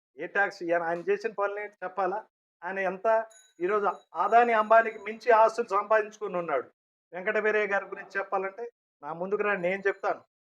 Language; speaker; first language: Telugu; non-native, local second language; Lambadi